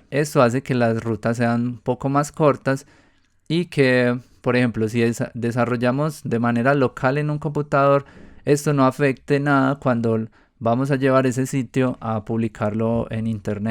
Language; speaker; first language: Spanish; native; Spanish